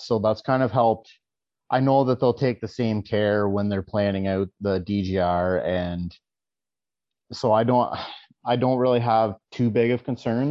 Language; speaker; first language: English; native; English